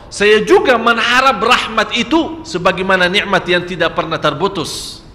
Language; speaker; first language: Malay; non-native, fluent; Arabic